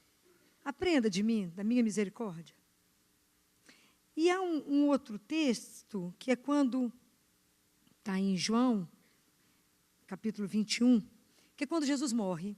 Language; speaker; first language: Portuguese; native; Portuguese